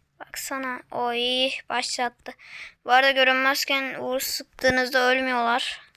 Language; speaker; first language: Turkish; native; Turkish